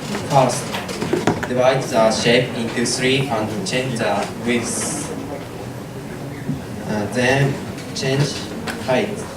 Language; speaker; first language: English; non-native, learner; Japanese